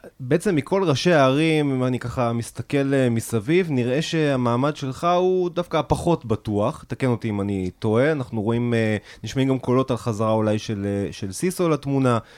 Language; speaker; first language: Hebrew; native; Hebrew